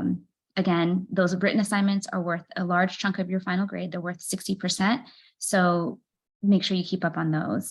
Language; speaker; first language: English; native; English